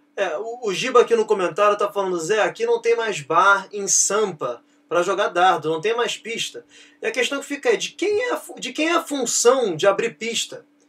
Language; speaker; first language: Portuguese; native; Portuguese